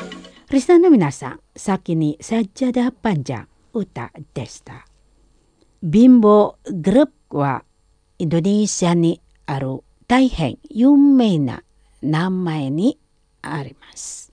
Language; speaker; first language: Japanese; non-native, fluent; Indonesian